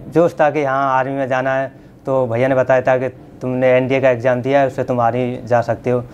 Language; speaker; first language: Hindi; native; Hindi